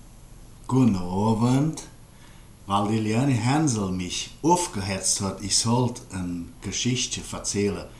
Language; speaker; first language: German; early bilingual, heritage; German